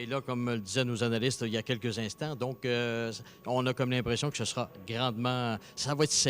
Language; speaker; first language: French; native; French